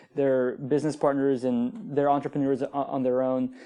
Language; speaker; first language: English; native; English